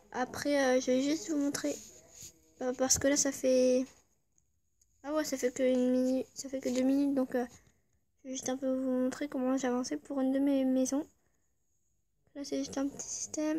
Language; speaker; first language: French; native; French